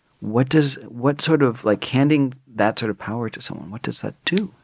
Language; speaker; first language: English; native; English